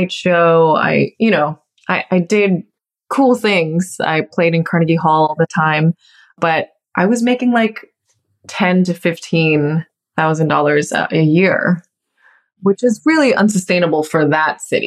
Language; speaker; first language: English; native; English